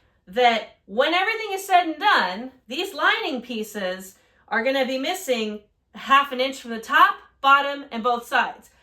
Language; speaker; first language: English; native; English